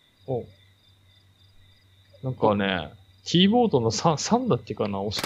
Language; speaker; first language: Japanese; native; Japanese